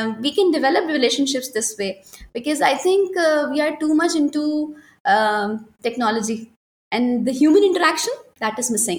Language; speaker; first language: English; non-native, local second language; Urdu